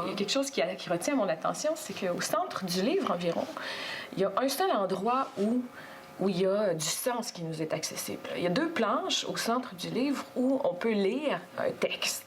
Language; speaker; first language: French; native; French